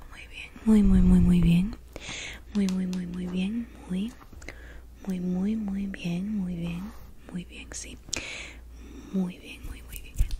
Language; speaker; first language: Spanish; early bilingual, heritage; Spanish